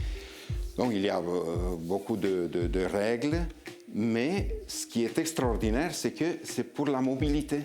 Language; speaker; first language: French; non-native, fluent; Romanian